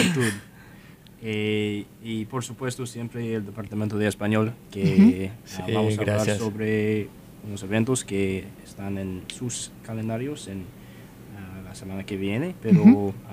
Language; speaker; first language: Spanish; non-native, learner; English